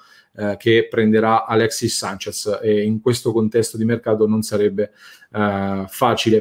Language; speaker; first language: Italian; native; Italian